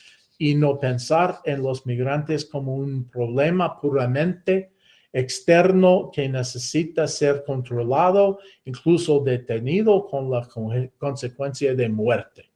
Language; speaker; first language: Spanish; non-native, fluent; English